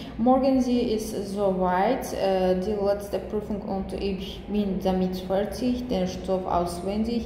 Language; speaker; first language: German; non-native, fluent; Azerbaijani